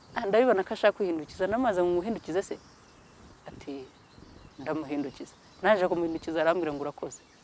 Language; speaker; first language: Kinyarwanda; native; Kinyarwanda